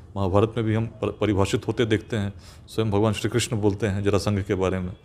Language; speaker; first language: Hindi; native; Hindi